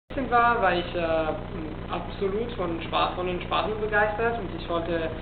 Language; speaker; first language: German; non-native, fluent; Italian